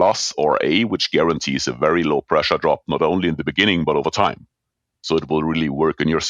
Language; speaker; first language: English; non-native, fluent; German